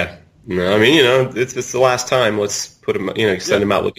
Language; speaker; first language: English; native; English